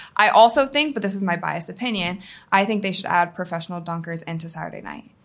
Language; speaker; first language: English; native; English